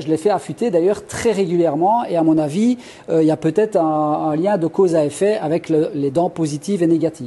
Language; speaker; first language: French; native; French